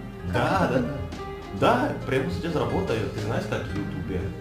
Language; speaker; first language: Russian; non-native, learner; Indonesian